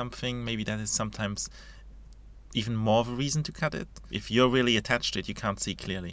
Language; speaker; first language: English; non-native, fluent; Luxembourgish